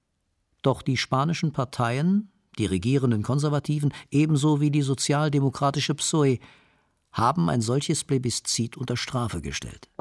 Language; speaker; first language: German; native; German